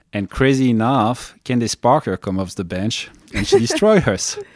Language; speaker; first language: English; non-native, fluent; French